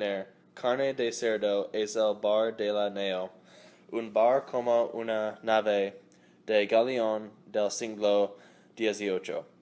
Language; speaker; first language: Spanish; non-native, learner; English